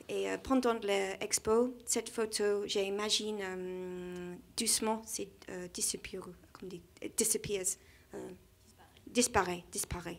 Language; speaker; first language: French; non-native, learner; English